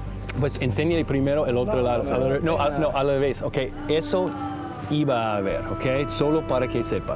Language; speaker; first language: Spanish; non-native, learner; English